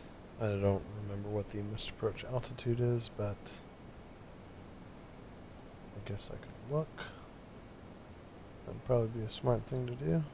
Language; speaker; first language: English; native; English